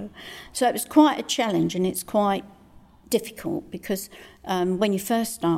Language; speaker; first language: English; native; English